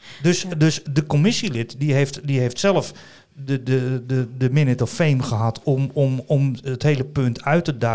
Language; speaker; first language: Dutch; native; Dutch